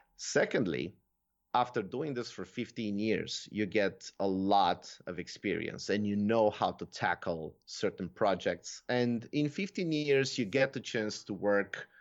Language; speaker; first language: English; non-native, fluent; Romanian